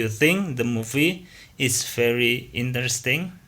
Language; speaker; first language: English; non-native, fluent; Indonesian